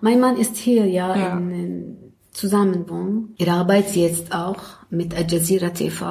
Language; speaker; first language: German; non-native, learner; Arabic